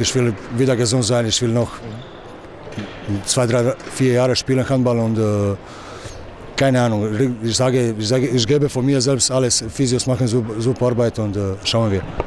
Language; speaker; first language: German; non-native, learner; Croatian